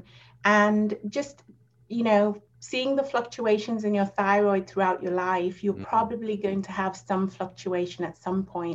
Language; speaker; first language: English; native; English